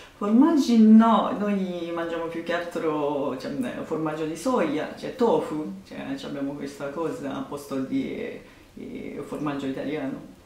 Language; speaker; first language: Italian; non-native, fluent; Japanese